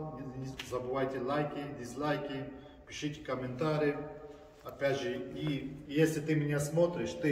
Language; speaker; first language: Russian; early bilingual, heritage; Russian